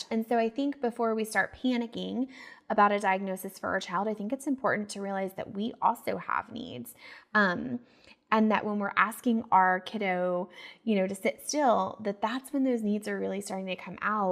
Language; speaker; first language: English; native; English